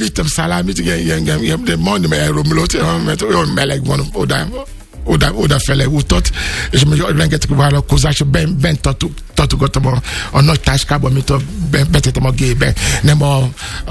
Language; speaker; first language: Hungarian; non-native, fluent; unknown